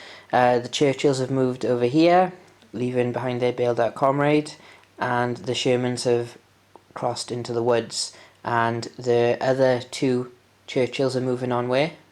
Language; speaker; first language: English; native; English